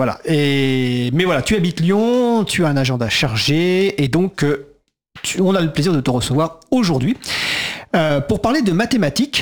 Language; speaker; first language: French; native; French